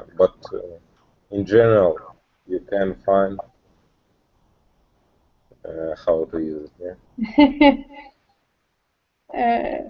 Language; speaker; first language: English; non-native, learner; Russian